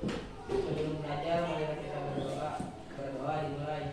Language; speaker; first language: Indonesian; native; Indonesian